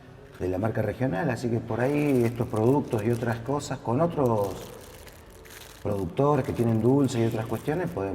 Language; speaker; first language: Spanish; native; Spanish